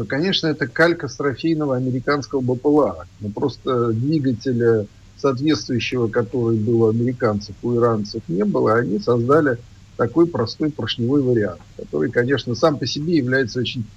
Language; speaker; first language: Russian; native; Russian